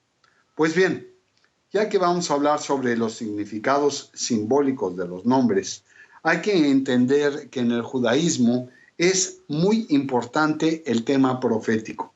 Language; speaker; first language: Spanish; native; Spanish